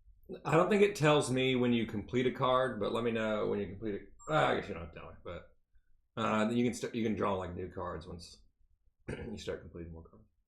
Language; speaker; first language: English; native; English